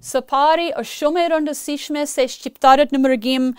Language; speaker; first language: Albanian; non-native, fluent; English